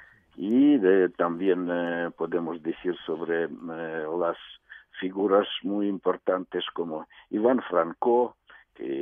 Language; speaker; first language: Spanish; non-native, fluent; Russian